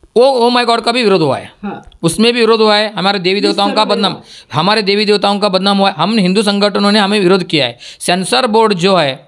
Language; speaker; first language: Hindi; non-native, local second language; Marathi